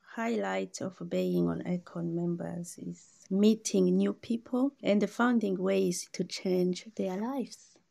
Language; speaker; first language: English; non-native, learner; Rundi